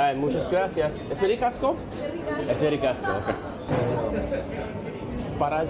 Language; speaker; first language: Spanish; non-native, learner; English